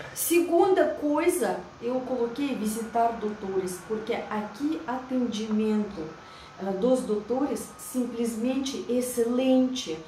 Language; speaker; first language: Portuguese; non-native, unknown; Russian